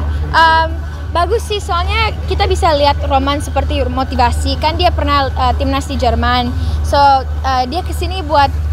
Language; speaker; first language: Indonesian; early bilingual, heritage; Indonesian